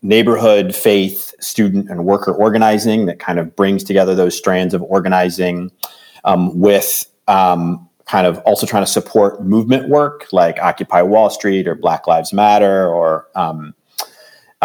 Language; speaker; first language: English; native; English